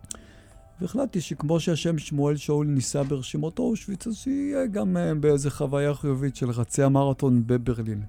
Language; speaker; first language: Hebrew; native; Hebrew